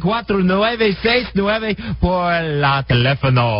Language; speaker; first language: Spanish; non-native, learner; English